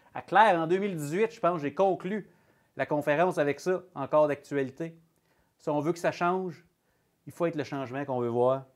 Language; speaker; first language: French; native; French